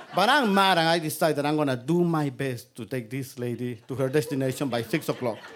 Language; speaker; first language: English; non-native, fluent; Spanish